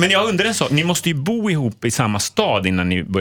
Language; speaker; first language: Swedish; native; Swedish